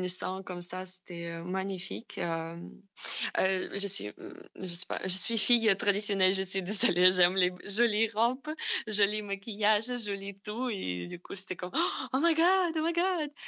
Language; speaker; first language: French; non-native, fluent; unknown